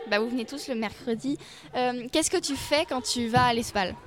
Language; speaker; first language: French; native; French